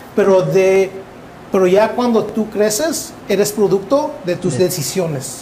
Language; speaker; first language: Spanish; early bilingual, heritage; Spanish